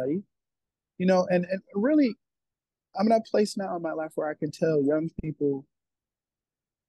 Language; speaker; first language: English; native; English